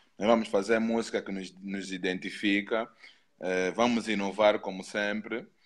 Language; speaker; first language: Portuguese; native; Portuguese